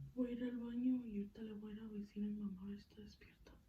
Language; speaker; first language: Spanish; early bilingual, other home language; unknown